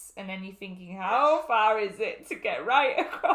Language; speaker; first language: English; native; English